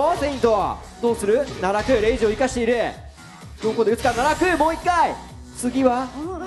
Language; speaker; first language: Japanese; native; Japanese